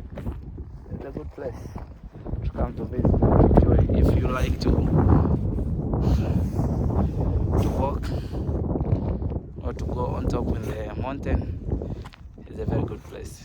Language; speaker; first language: English; non-native, learner; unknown